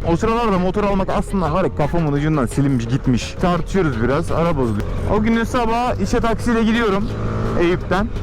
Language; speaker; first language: Turkish; native; Turkish